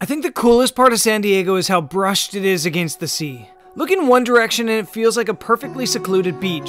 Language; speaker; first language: English; native; English